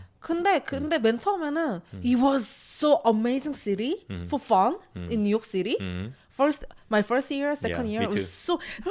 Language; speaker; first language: English; non-native, learner; Korean